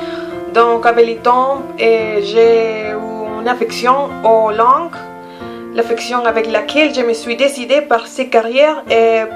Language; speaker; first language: French; non-native, learner; Spanish